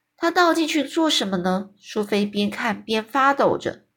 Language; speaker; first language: Chinese; native; Chinese